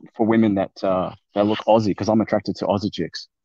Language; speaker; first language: English; non-native, fluent; Persian